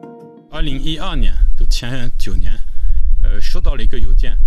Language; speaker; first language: Chinese; non-native, fluent; French